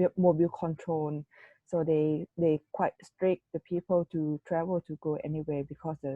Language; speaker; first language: English; non-native, learner; Thai